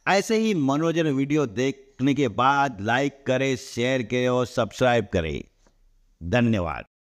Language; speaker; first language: Hindi; non-native, local second language; Marathi